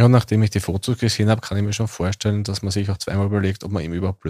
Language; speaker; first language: German; native; German